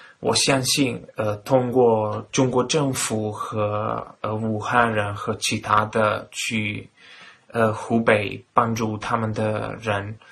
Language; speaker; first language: Chinese; non-native, fluent; Italian